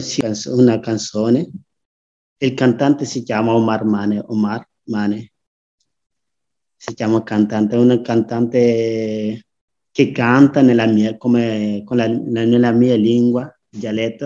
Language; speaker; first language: Italian; non-native, learner; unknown